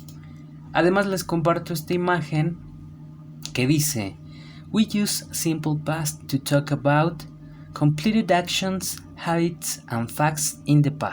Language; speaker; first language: English; non-native, fluent; Spanish